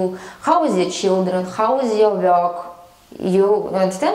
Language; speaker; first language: English; non-native, learner; Russian